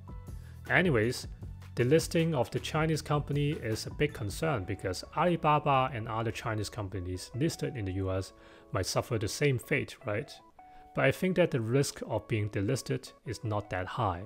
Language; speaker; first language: English; non-native, local second language; Cantonese